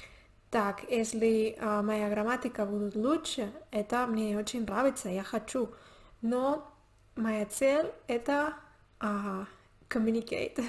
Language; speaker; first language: Russian; non-native, learner; Spanish